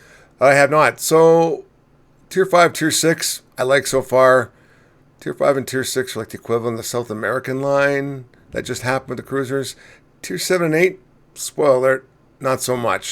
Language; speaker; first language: English; native; English